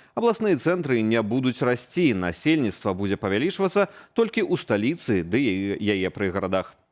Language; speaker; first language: Belarusian; native; Belarusian